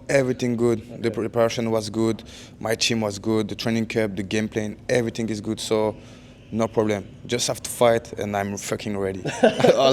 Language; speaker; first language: English; non-native, learner; French